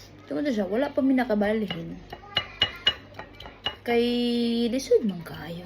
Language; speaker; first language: Filipino; non-native, local second language; Cebuano